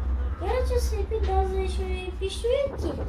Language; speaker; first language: Russian; early bilingual, heritage; Russian